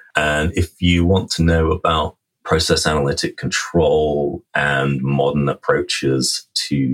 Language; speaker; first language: English; native; English